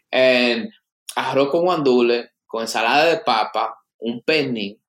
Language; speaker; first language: Spanish; early bilingual, heritage; Spanish